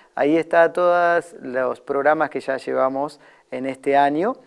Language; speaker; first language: Spanish; native; Spanish